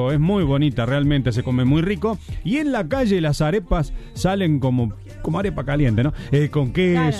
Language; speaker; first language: Spanish; native; Spanish